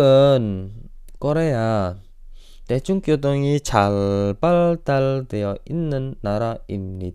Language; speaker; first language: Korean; non-native, fluent; Indonesian